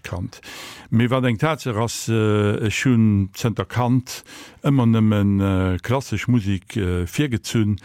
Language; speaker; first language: Luxembourgish; native; Luxembourgish